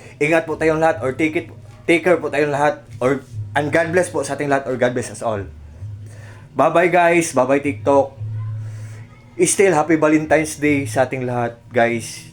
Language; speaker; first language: Filipino; non-native, local second language; Cebuano